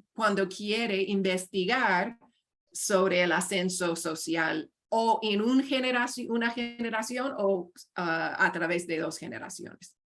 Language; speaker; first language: Spanish; non-native, fluent; English